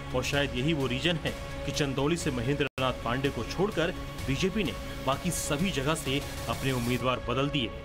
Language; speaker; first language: Hindi; native; Hindi